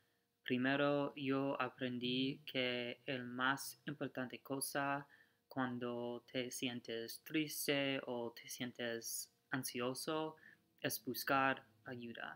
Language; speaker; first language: Spanish; non-native, learner; English